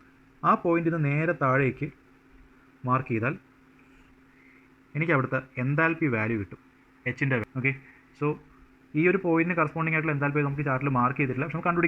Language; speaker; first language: Malayalam; native; Malayalam